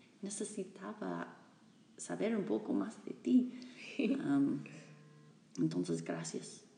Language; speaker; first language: Spanish; non-native, fluent; English